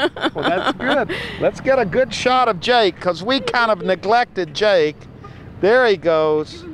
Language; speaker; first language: English; native; English